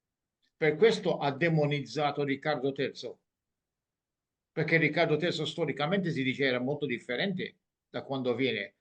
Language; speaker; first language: Italian; non-native, fluent; Maltese